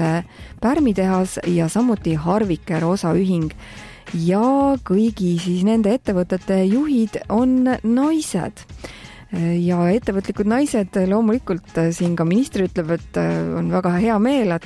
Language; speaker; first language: Estonian; native; Estonian